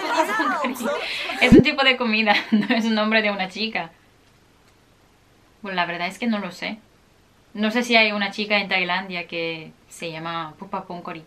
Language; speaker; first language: Spanish; non-native, fluent; Korean